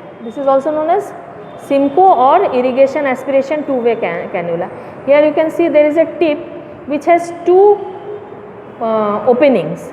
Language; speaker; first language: English; non-native, local second language; Bangla